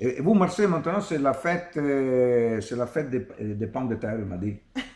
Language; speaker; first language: French; non-native, learner; Italian